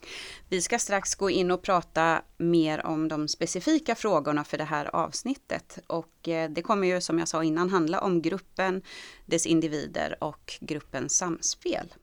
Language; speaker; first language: Swedish; native; Swedish